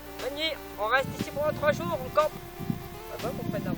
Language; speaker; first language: French; native; French